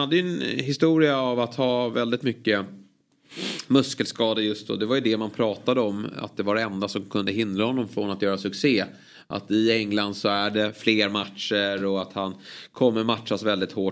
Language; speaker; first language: Swedish; native; Swedish